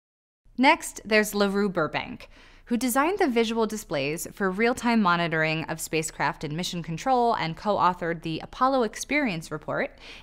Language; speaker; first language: English; native; English